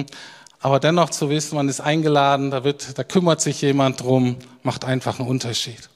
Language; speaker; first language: German; native; German